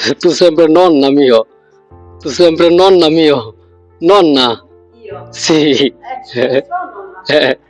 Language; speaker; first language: Italian; non-native, learner; Bangla